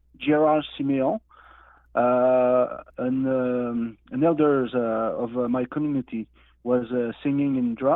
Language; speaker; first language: English; non-native, learner; Innu-aimun